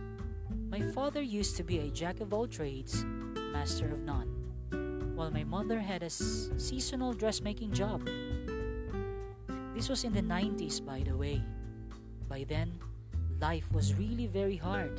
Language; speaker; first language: English; non-native, local second language; Cebuano